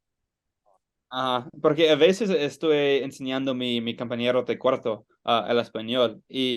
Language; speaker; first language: Spanish; non-native, learner; English